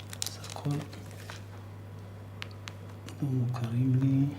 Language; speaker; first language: Hebrew; non-native, fluent; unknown